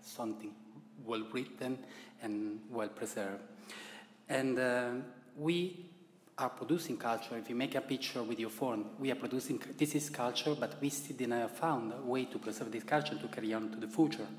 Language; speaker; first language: English; non-native, fluent; Italian